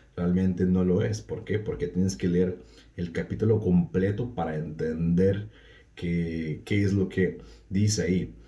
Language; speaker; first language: Spanish; non-native, fluent; Russian